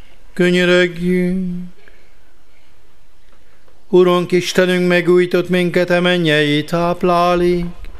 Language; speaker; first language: Hungarian; native; Hungarian